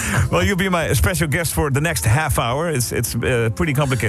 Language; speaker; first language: English; non-native, fluent; Dutch